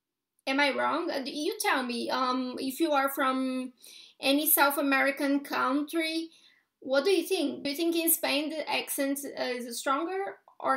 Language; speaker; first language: English; non-native, fluent; Portuguese